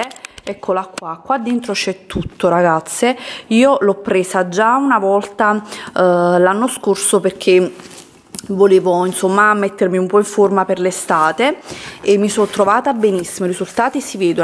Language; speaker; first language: Italian; native; Italian